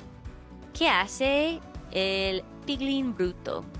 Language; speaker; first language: Spanish; non-native, fluent; English